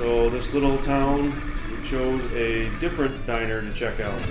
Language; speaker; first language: English; native; English